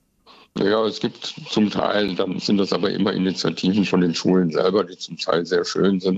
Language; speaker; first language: German; native; German